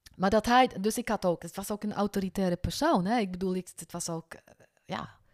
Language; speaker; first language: Dutch; non-native, fluent; French